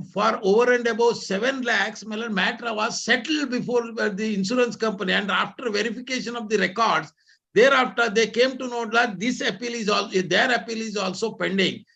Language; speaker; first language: English; non-native, local second language; Kannada